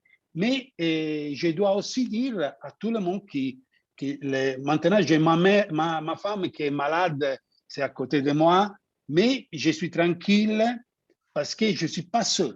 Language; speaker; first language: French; non-native, fluent; Italian